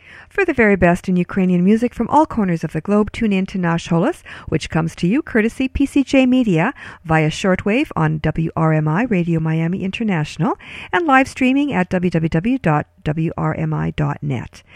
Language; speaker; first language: English; early bilingual, other home language; Ukrainian